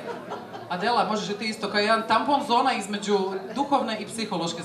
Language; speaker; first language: Croatian; native; Croatian